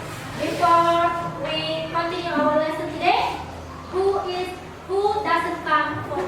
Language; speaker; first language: English; non-native, fluent; Indonesian